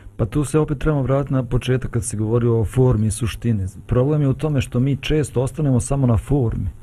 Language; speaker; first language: Bosnian; native; Bosnian